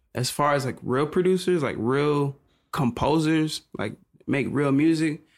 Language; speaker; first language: English; native; English